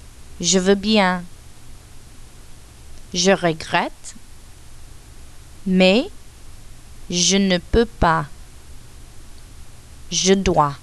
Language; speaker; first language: French; non-native, fluent; English